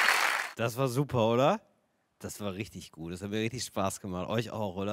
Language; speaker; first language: German; native; German